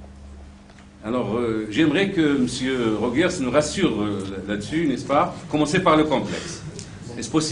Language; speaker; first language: French; non-native, local second language; Arabic